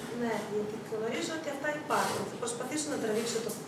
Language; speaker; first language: Greek; early bilingual, other home language; Russian